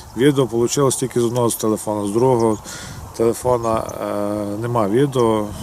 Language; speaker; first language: Ukrainian; native; Ukrainian